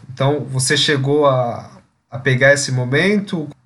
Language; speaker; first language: Portuguese; native; Portuguese